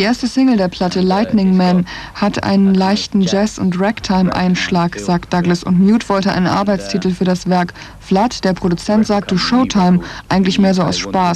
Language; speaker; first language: German; native; German